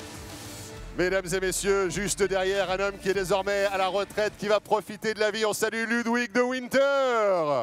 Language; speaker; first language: French; native; French